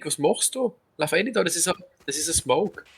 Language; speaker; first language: German; native; German